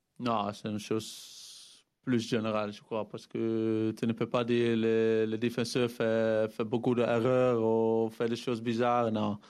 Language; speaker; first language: French; non-native, fluent; Dutch